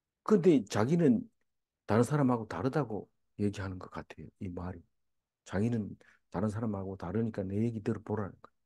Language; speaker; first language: Korean; native; Korean